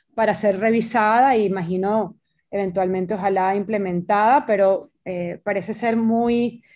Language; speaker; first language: Spanish; native; Spanish